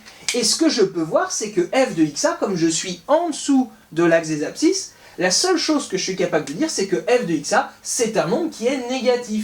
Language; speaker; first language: French; native; French